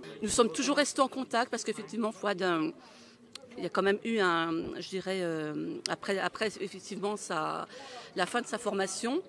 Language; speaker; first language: French; native; French